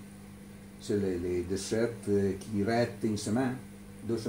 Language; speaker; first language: French; non-native, learner; Italian